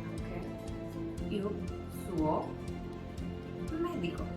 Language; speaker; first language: Portuguese; non-native, learner; Hindi